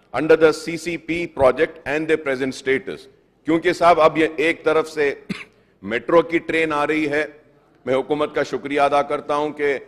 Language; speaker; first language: Hindi; non-native, local second language; Urdu